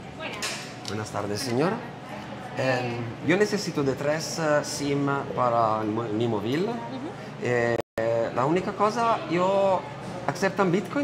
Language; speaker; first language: Spanish; non-native, learner; Italian